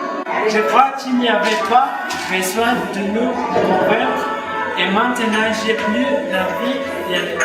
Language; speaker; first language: French; non-native, learner; Spanish